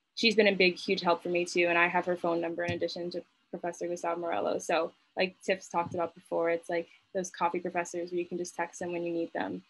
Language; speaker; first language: English; native; English